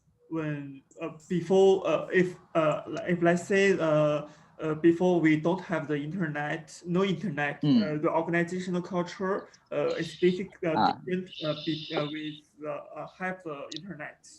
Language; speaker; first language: English; non-native, local second language; Chinese